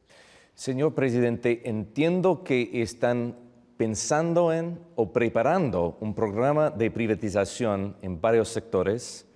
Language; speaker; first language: Spanish; non-native, fluent; English